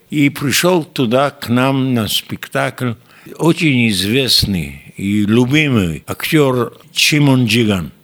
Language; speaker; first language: Russian; non-native, fluent; Yiddish